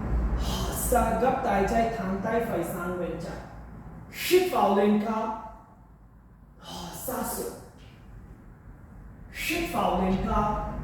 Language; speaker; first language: Vietnamese; non-native, learner; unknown